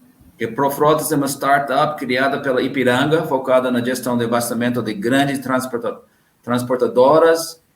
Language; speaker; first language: Portuguese; non-native, learner; English